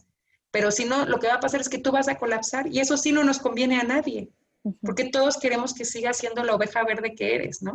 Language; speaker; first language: Spanish; native; Spanish